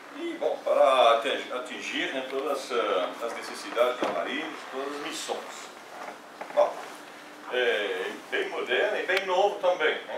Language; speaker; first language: Portuguese; non-native, fluent; French